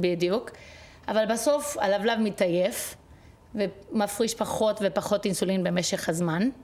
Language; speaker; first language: Hebrew; non-native, fluent; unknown